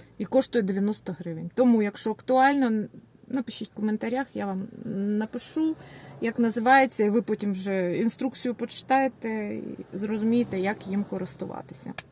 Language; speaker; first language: Ukrainian; native; Ukrainian